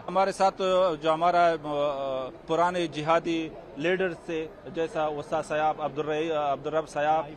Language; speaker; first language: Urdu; non-native, learner; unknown